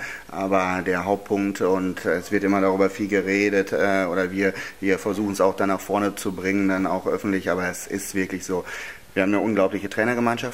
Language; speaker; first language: German; native; German